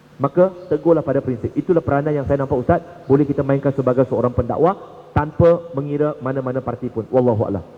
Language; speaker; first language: Malay; non-native, local second language; Chinese